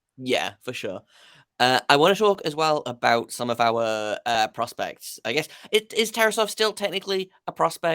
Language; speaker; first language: English; native; English